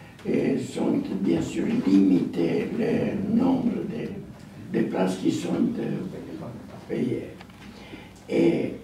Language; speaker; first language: French; non-native, learner; Romanian